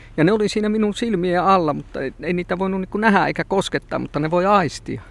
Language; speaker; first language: Finnish; native; Finnish